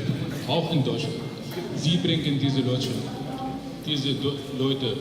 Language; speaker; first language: German; non-native, learner; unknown